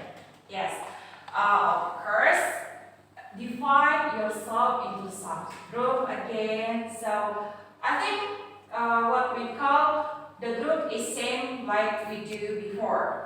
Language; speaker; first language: English; non-native, fluent; Indonesian